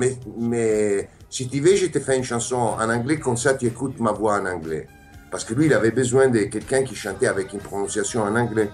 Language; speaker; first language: French; non-native, fluent; Italian